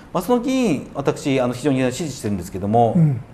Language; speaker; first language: Japanese; native; Japanese